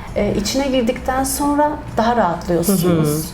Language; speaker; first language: Turkish; native; Turkish